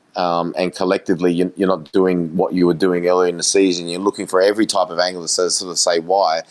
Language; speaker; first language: English; native; English